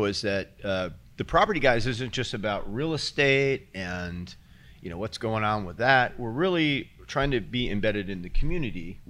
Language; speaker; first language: English; native; English